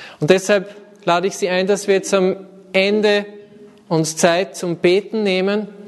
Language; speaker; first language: German; native; German